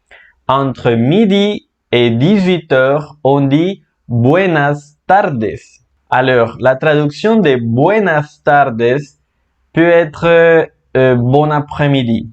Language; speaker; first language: French; non-native, fluent; Spanish